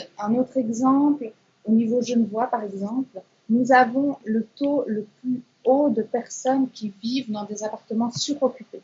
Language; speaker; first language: French; native; French